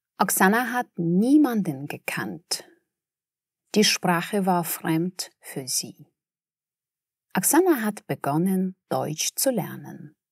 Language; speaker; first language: German; non-native, fluent; Russian